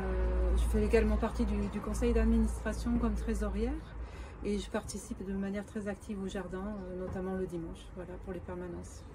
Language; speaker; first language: French; native; French